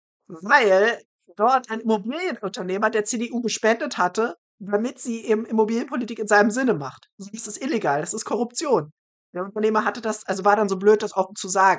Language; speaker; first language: German; native; German